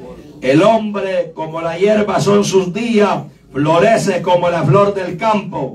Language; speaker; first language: Spanish; native; Spanish